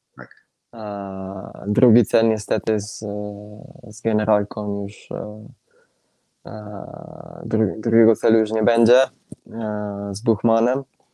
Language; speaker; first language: Polish; non-native, fluent; Italian